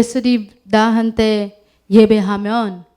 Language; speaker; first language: Korean; non-native, learner; Urdu